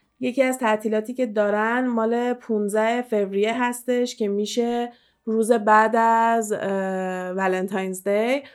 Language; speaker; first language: Persian; early bilingual, heritage; Persian